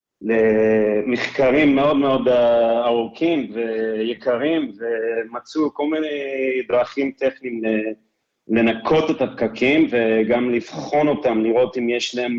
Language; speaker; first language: Hebrew; non-native, fluent; English